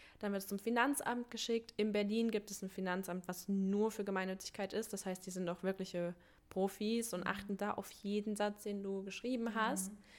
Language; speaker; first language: German; early bilingual, other home language; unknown